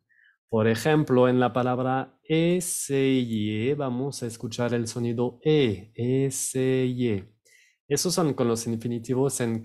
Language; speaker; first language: Spanish; non-native, fluent; French